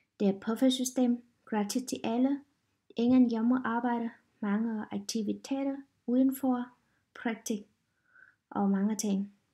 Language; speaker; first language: Danish; non-native, learner; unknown